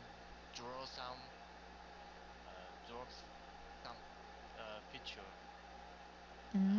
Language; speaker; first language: English; non-native, learner; Chinese